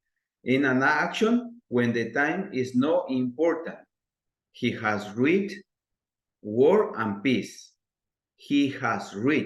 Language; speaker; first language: English; non-native, learner; Spanish